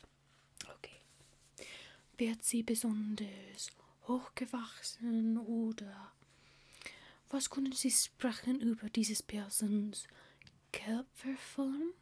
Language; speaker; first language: German; non-native, learner; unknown